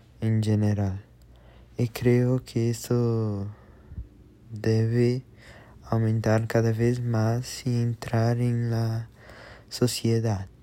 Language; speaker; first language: Spanish; non-native, learner; Portuguese